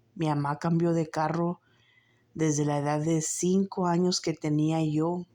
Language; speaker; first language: Spanish; early bilingual, heritage; Spanish